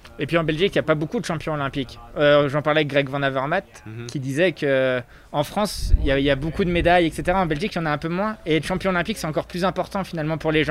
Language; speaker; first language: French; native; French